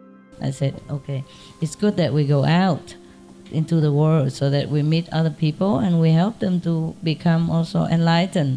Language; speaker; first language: English; non-native, fluent; Vietnamese